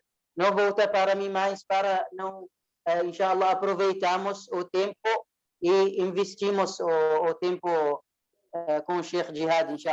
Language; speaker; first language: Portuguese; non-native, fluent; Arabic